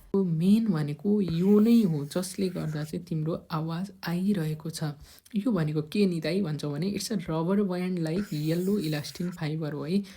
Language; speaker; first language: Nepali; native; Nepali